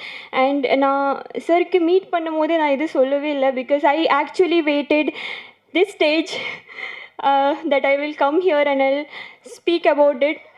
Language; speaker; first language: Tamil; non-native, learner; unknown